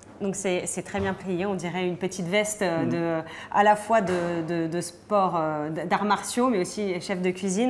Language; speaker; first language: French; native; French